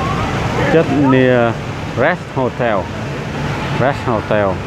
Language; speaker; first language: English; non-native, learner; Vietnamese